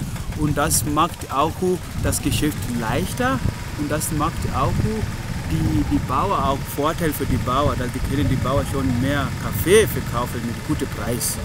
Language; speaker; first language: German; non-native, fluent; Swahili